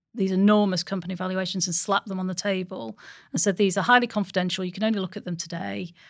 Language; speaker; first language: English; native; English